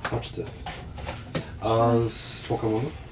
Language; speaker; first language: Polish; native; Polish